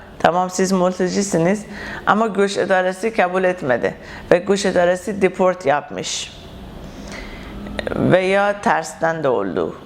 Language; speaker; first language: Turkish; non-native, learner; Persian